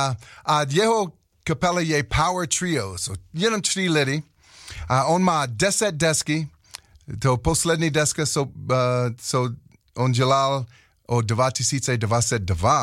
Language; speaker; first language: Czech; non-native, learner; English